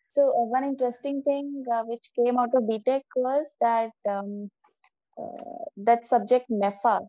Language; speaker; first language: English; non-native, local second language; Hindi